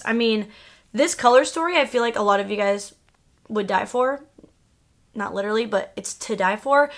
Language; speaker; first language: English; early bilingual, other home language; Spanish